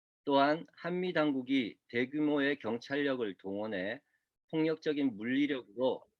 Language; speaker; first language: Korean; native; Korean